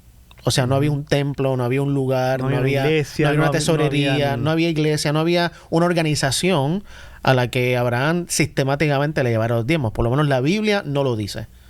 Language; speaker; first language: Spanish; native; Spanish